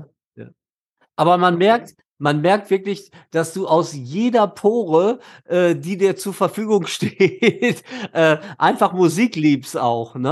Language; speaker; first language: German; native; German